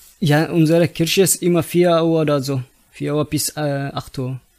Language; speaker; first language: German; non-native, learner; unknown